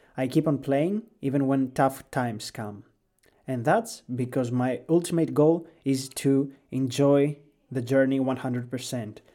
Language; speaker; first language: English; non-native, fluent; Greek